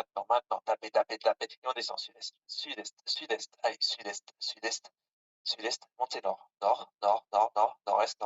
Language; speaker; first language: French; native; French